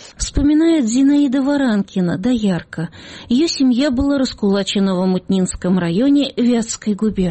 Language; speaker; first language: Russian; native; Russian